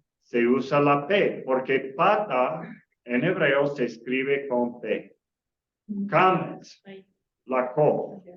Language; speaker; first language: Spanish; non-native, fluent; English